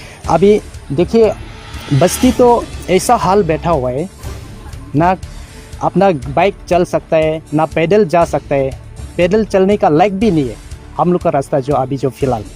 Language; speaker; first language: Hindi; non-native, local second language; Karbi